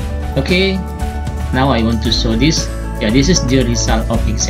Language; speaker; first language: English; non-native, learner; Indonesian